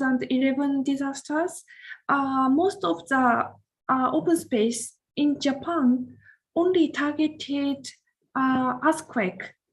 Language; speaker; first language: English; non-native, learner; Japanese